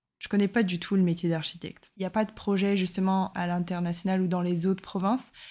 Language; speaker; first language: French; native; French